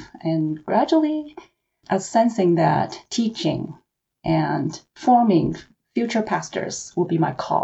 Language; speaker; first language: English; non-native, local second language; Cantonese